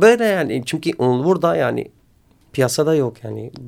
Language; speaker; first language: Turkish; non-native, learner; Kurdish